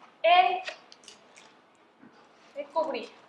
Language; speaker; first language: French; non-native, fluent; Spanish